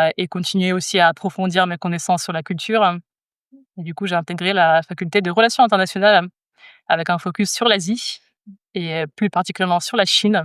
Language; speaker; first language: French; non-native, fluent; Russian